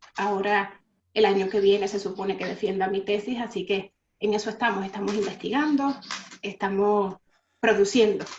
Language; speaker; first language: Spanish; native; Spanish